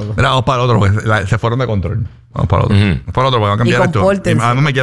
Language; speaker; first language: Spanish; native; Spanish